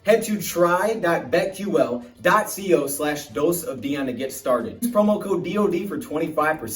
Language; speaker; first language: English; native; English